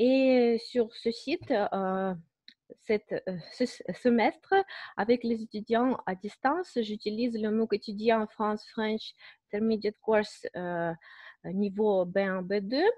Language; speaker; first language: French; non-native, fluent; Russian